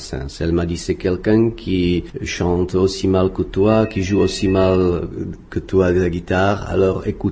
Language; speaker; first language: French; non-native, fluent; Czech